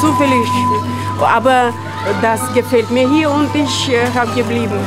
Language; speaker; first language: German; non-native, learner; Russian